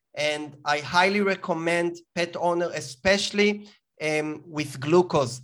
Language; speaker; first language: English; non-native, fluent; Hebrew